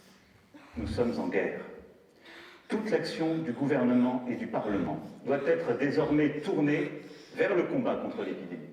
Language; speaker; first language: French; native; French